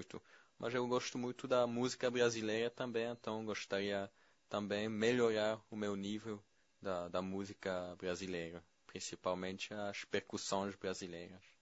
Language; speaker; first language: Portuguese; non-native, fluent; French